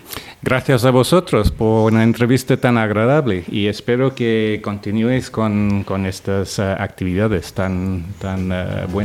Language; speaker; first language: Spanish; non-native, fluent; English